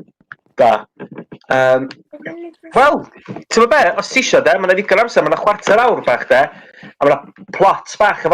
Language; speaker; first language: Welsh; native; Welsh